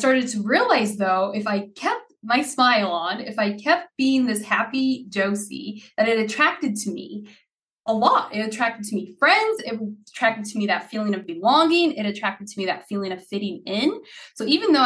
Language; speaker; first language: English; early bilingual, other home language; Haitian Creole